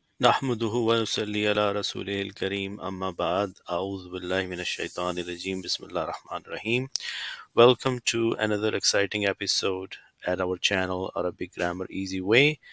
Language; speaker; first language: Urdu; native; Urdu